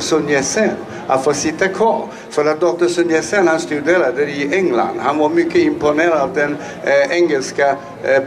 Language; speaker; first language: Swedish; non-native, fluent; Chinese